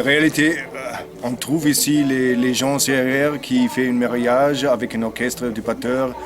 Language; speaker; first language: French; non-native, learner; German